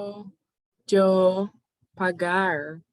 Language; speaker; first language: Spanish; non-native, learner; English